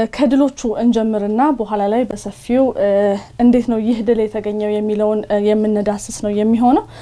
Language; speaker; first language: Amharic; non-native, local second language; Tigrinya